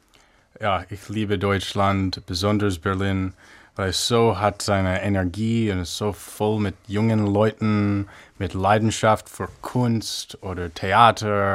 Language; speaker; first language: German; non-native, fluent; English